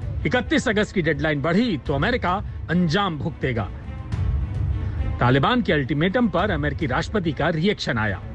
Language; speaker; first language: Hindi; native; Hindi